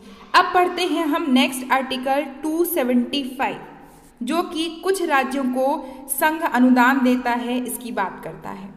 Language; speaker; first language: Hindi; native; Hindi